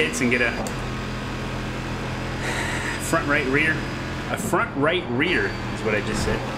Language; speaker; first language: English; native; English